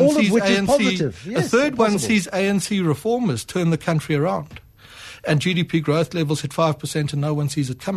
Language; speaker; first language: English; native; English